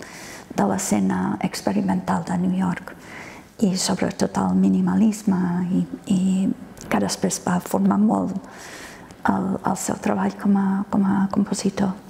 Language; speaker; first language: Catalan; non-native, fluent; English